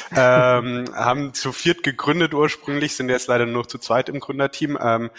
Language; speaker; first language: German; native; German